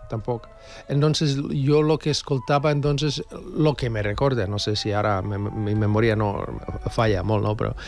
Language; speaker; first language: Catalan; early bilingual, other home language; Bosnian